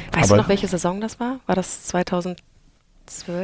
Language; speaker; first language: German; native; German